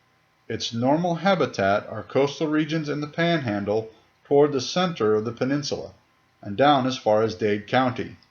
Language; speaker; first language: English; native; English